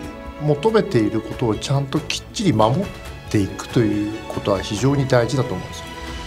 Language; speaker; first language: Japanese; native; Japanese